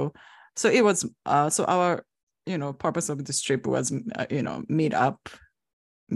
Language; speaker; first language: English; non-native, fluent; Japanese